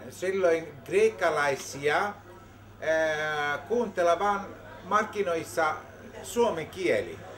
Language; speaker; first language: Finnish; non-native, learner; Greek